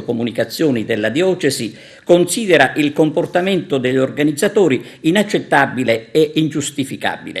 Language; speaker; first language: Italian; native; Italian